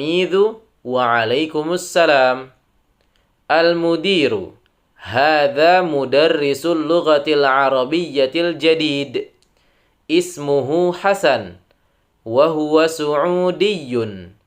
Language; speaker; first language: Arabic; non-native, fluent; Indonesian